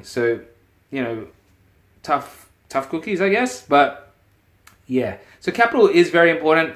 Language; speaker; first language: English; native; English